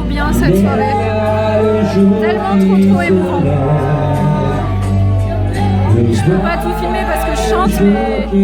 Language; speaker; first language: French; native; French